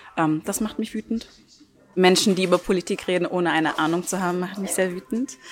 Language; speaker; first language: German; early bilingual, other home language; Turkish